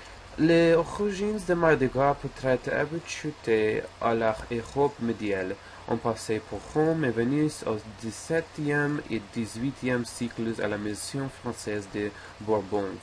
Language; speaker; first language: French; non-native, learner; English